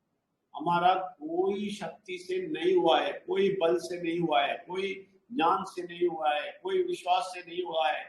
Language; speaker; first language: Hindi; non-native, local second language; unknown